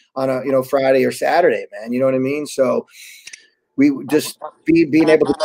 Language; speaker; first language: English; native; English